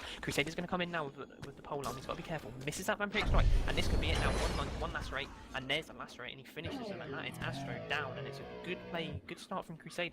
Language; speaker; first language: English; native; English